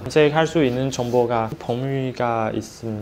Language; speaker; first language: Korean; non-native, fluent; Chinese